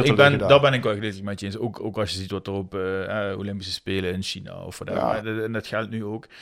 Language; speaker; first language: Dutch; native; Dutch